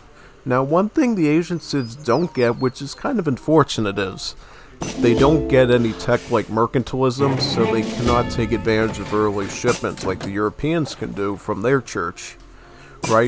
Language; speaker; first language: English; native; English